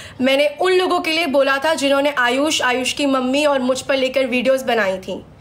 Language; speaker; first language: Urdu; native; Urdu